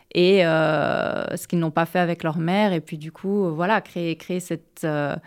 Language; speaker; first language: French; native; French